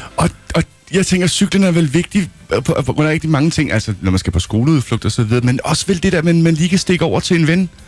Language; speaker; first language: Danish; native; Danish